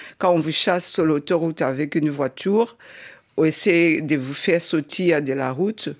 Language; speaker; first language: French; non-native, fluent; Shona